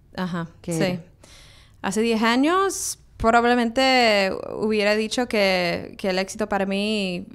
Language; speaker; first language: Spanish; non-native, fluent; English